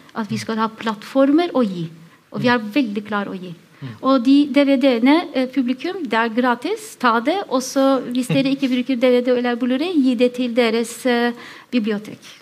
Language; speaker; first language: Norwegian; non-native, fluent; Turkish